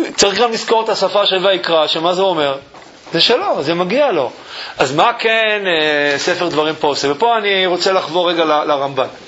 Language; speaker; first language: Hebrew; early bilingual, other home language; English